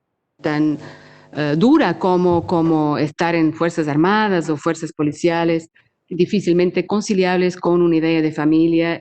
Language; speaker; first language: Spanish; non-native, fluent; Portuguese